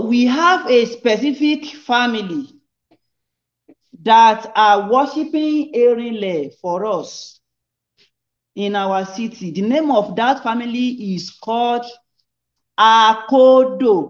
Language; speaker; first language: English; non-native, local second language; Yoruba